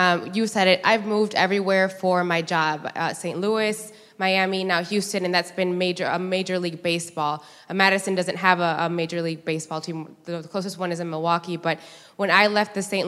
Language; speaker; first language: English; native; English